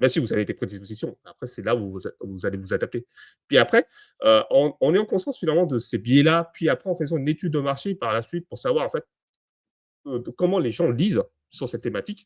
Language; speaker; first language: French; native; French